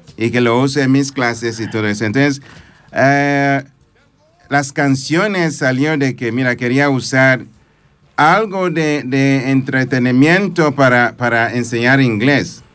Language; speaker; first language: Spanish; non-native, fluent; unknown